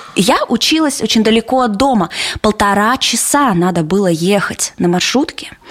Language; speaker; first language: Russian; native; Russian